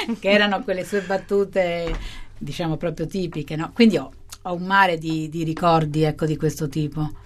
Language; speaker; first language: Italian; non-native, fluent; Spanish